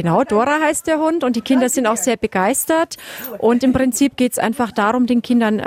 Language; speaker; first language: German; native; German